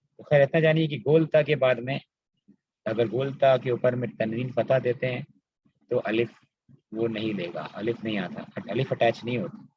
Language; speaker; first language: Urdu; native; Urdu